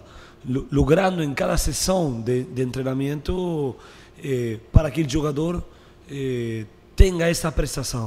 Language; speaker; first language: Portuguese; non-native, learner; Spanish